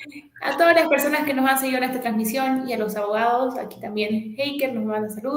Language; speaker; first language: Spanish; native; Spanish